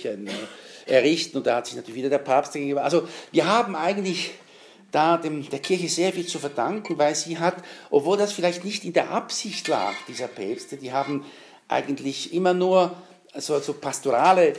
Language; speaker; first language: German; native; German